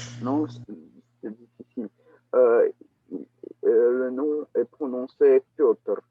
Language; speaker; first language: French; non-native, learner; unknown